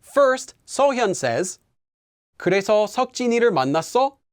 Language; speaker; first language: Korean; non-native, fluent; English